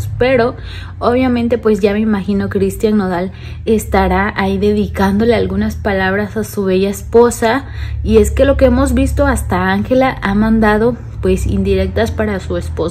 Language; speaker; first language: Spanish; native; Spanish